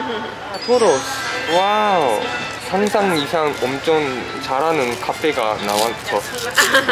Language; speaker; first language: Korean; non-native, learner; Japanese